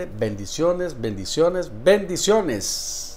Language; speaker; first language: Spanish; native; Spanish